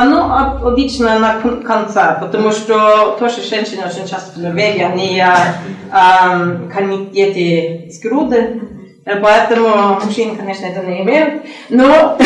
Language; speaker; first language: Russian; non-native, learner; Norwegian